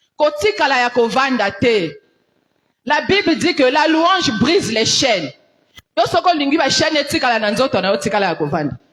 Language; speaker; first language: Lingala; native; Lingala